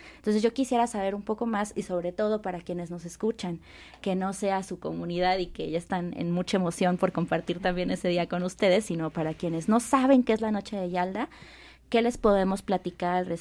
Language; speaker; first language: Spanish; native; Spanish